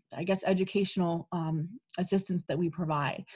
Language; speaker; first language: English; native; English